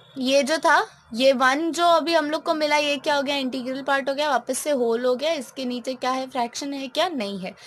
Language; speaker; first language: Hindi; non-native, local second language; Marathi